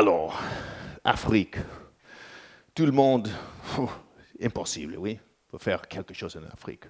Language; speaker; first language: French; non-native, learner; English